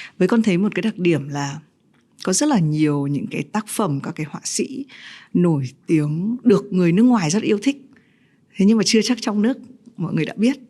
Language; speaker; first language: Vietnamese; native; Vietnamese